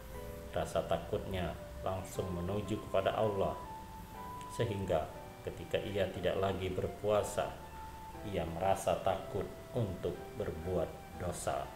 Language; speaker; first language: Indonesian; native; Indonesian